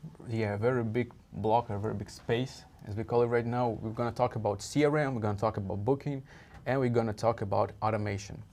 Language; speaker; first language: English; non-native, fluent; Russian